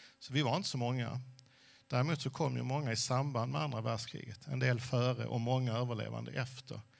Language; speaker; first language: Swedish; early bilingual, other home language; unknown